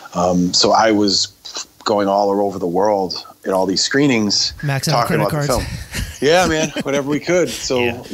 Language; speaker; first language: English; native; English